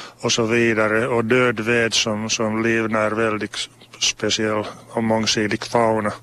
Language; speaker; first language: Swedish; non-native, local second language; Finnish